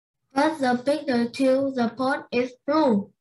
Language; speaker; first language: English; non-native, learner; Vietnamese